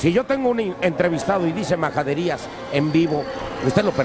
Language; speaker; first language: Spanish; native; Spanish